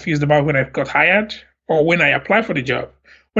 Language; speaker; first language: English; non-native, local second language; Igbo